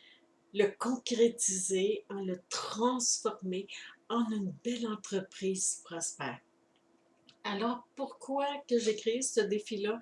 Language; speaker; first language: French; native; French